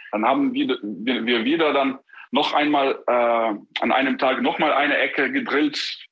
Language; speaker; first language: German; non-native, fluent; Ukrainian